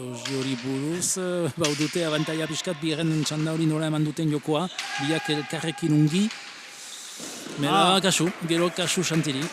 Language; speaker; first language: Basque; native; Basque